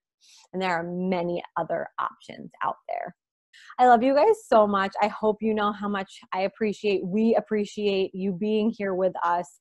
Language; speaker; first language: English; native; English